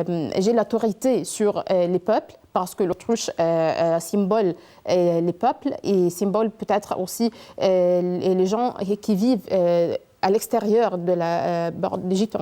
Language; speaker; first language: French; non-native, learner; Arabic